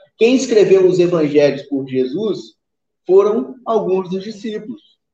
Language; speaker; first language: Portuguese; native; Portuguese